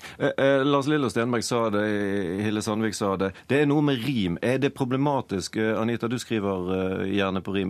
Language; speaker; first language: Norwegian; native; Norwegian